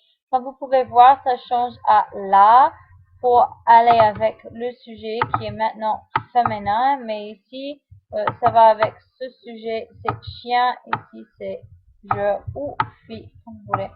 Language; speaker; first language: French; non-native, fluent; English